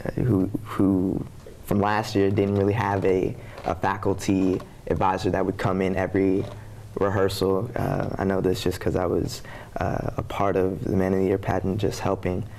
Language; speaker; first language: English; native; English